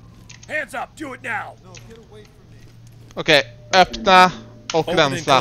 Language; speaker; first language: Swedish; native; Swedish